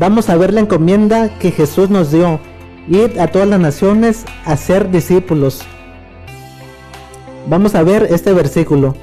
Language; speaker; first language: Spanish; native; Spanish